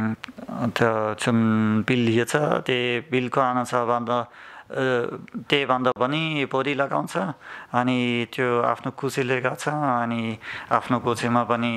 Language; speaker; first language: Nepali; non-native, learner; German